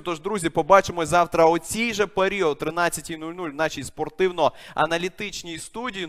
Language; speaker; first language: Ukrainian; native; Ukrainian